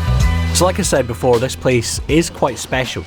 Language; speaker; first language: English; native; English